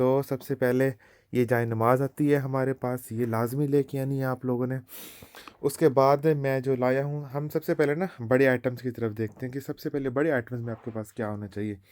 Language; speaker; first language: Urdu; native; Urdu